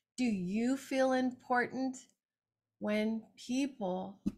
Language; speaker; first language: English; native; English